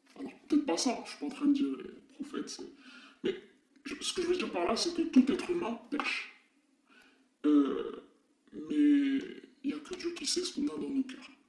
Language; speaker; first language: French; non-native, local second language; Arabic